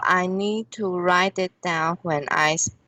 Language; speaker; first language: English; non-native, learner; Chinese